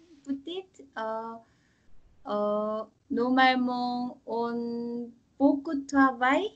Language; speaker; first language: French; non-native, learner; Korean